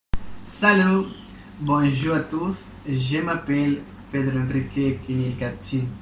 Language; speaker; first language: French; non-native, learner; Spanish